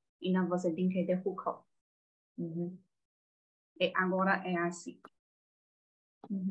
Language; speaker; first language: Portuguese; non-native, fluent; Chinese